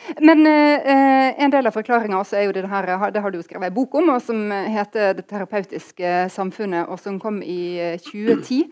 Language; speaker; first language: Norwegian; native; Norwegian